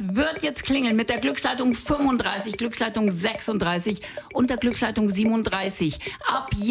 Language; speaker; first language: German; native; German